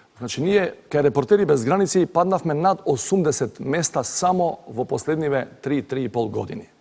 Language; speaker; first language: Macedonian; native; Macedonian